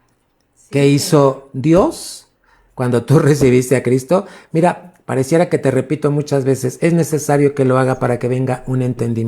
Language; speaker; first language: Spanish; native; Spanish